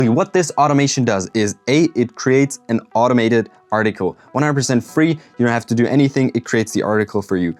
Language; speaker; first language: English; non-native, fluent; German